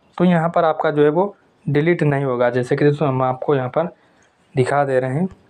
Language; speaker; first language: Hindi; native; Hindi